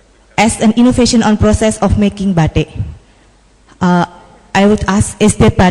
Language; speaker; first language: English; non-native, learner; Indonesian